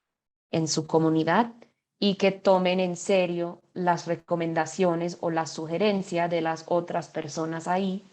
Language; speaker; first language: Spanish; non-native, fluent; English